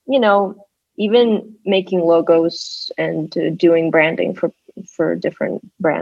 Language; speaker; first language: English; non-native, fluent; Russian